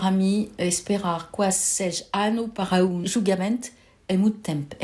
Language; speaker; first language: Portuguese; early bilingual, heritage; Portuguese